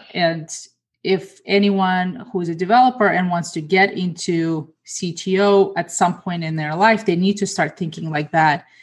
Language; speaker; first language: English; early bilingual, other home language; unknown